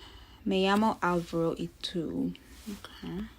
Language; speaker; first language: Spanish; non-native, learner; English